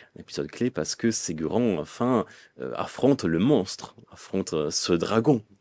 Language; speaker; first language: French; non-native, fluent; Italian